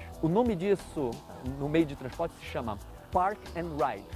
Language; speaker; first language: Portuguese; native; Portuguese